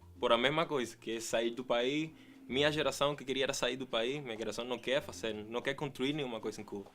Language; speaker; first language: Portuguese; non-native, fluent; Spanish